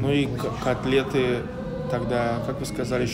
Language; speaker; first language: Russian; native; Russian